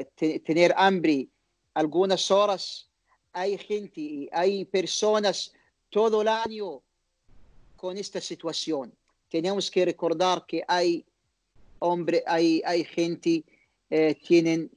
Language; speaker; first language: Spanish; non-native, learner; Arabic